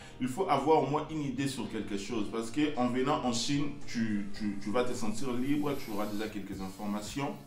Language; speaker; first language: French; non-native, local second language; Lingala